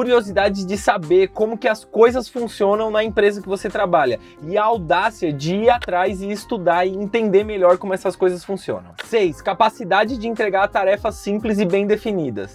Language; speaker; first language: Portuguese; native; Portuguese